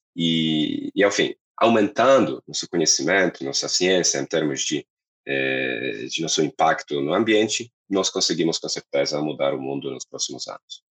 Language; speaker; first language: Portuguese; non-native, fluent; Polish